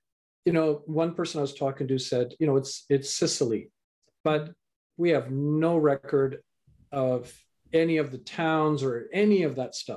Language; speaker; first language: English; native; English